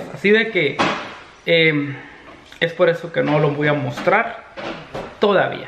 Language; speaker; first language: Spanish; native; Spanish